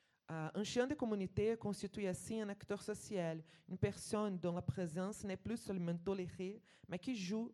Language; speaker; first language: French; non-native, fluent; Portuguese